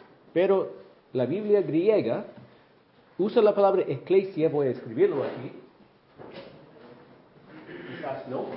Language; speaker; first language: Spanish; non-native, fluent; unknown